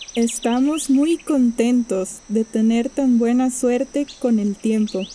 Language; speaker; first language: Spanish; native; Spanish